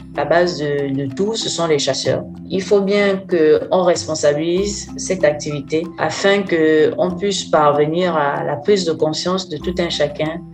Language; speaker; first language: French; non-native, local second language; Fang